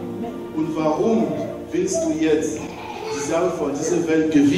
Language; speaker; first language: German; non-native, learner; French